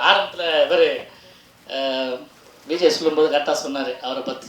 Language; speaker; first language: Tamil; native; Tamil